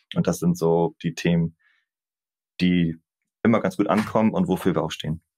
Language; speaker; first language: German; native; German